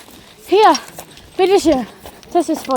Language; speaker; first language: German; non-native, learner; Malayalam